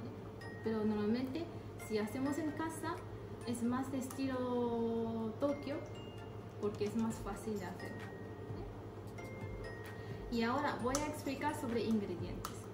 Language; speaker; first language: Spanish; non-native, fluent; Japanese